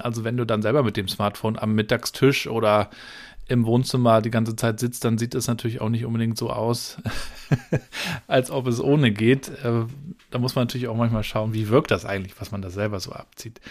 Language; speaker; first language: German; native; German